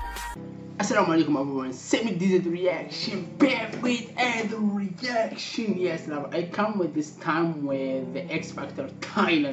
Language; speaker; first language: English; non-native, learner; Arabic